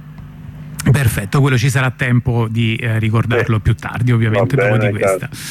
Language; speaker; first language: Italian; native; Italian